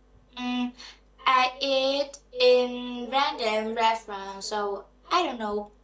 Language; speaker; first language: English; non-native, learner; Vietnamese